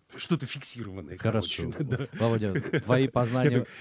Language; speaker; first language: Russian; native; Russian